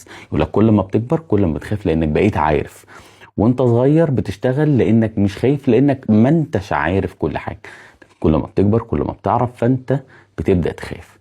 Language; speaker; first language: Arabic; native; Arabic